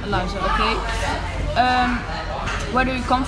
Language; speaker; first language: English; non-native, learner; Dutch